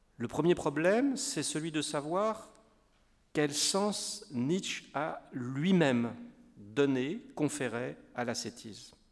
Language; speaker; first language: French; native; French